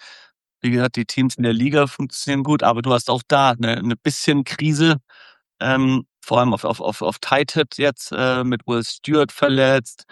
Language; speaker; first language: German; native; German